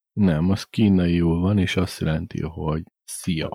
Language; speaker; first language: Hungarian; native; Hungarian